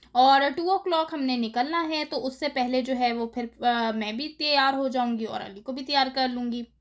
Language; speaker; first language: Urdu; native; Urdu